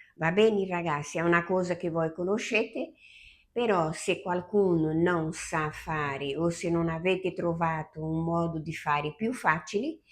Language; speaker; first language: Italian; non-native, fluent; Portuguese